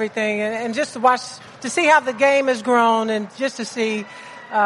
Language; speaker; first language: English; native; English